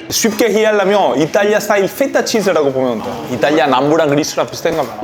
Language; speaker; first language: Korean; non-native, fluent; Italian